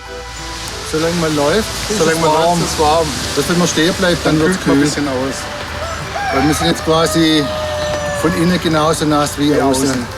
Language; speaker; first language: German; native; German